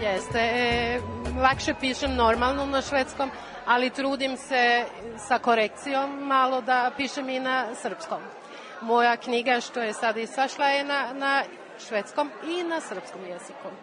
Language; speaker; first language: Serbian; non-native, learner; Swedish